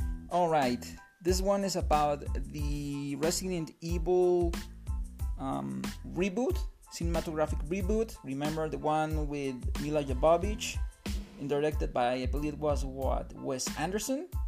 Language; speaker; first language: English; non-native, fluent; Spanish